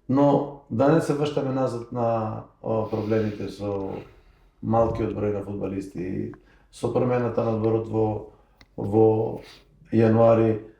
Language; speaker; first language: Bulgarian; non-native, learner; Macedonian